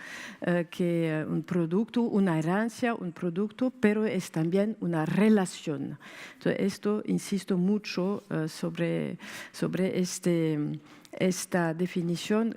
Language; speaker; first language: Spanish; non-native, fluent; French